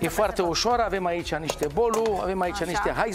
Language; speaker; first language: Romanian; non-native, learner; Hebrew